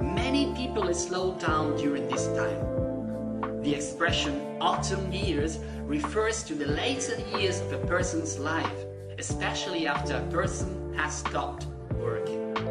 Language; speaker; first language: English; non-native, fluent; Spanish